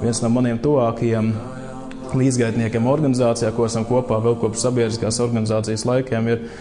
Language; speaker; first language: Latvian; native; Latvian